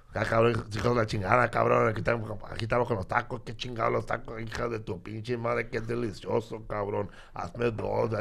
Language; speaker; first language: Spanish; early bilingual, other home language; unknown